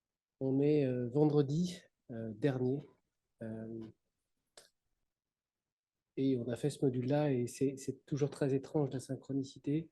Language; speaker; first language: French; native; French